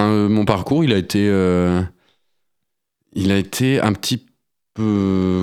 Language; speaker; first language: French; native; French